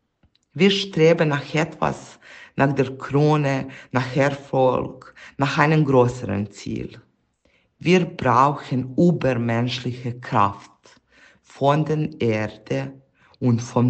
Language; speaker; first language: German; non-native, fluent; Serbian